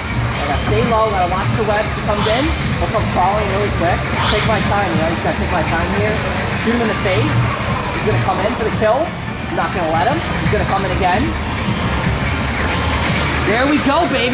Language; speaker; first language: English; native; English